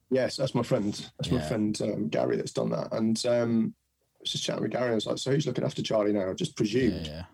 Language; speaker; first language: English; native; English